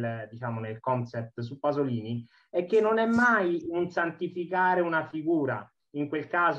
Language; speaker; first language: Italian; native; Italian